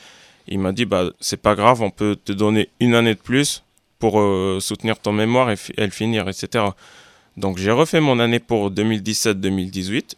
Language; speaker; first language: French; non-native, local second language; Arabic